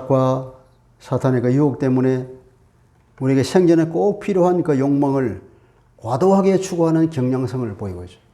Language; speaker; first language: Korean; native; Korean